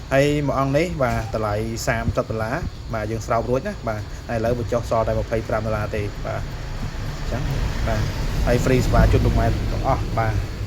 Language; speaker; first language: Khmer; native; Khmer